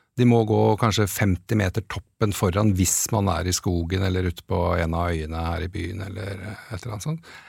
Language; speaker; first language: Norwegian; native; Norwegian